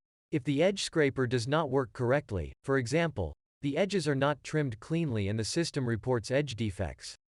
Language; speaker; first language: English; non-native, fluent; German